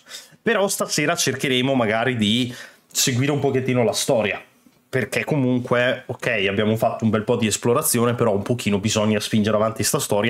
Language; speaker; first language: Italian; native; Italian